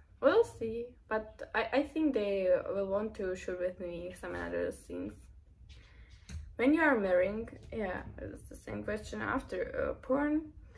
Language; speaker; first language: English; non-native, fluent; Czech